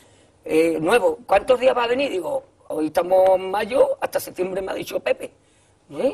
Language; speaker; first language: Spanish; native; Spanish